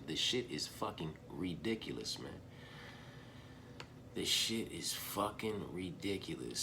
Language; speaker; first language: English; native; English